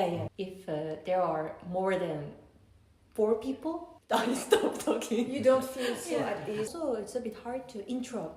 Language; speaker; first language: English; non-native, fluent; Korean